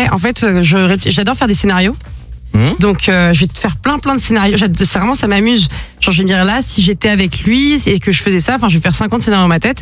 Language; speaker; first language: French; native; French